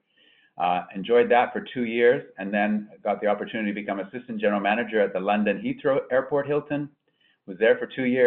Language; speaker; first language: English; native; English